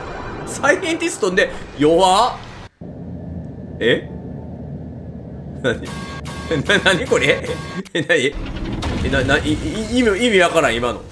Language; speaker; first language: Japanese; native; Japanese